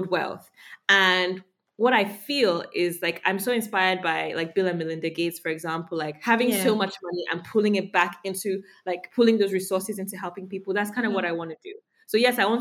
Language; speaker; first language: English; non-native, local second language; Yoruba